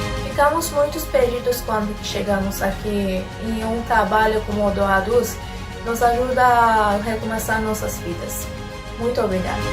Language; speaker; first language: Portuguese; non-native, fluent; Persian